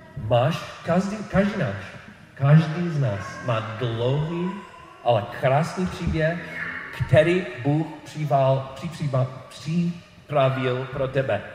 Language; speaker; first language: Czech; non-native, fluent; English